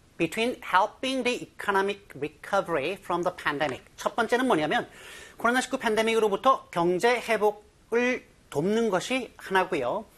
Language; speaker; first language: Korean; native; Korean